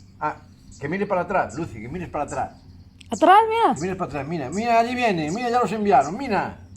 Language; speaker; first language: Spanish; native; Spanish